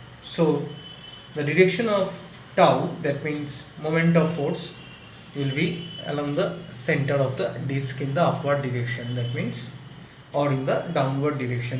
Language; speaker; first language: English; non-native, local second language; Bangla